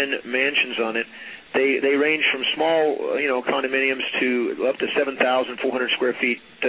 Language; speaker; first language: English; native; English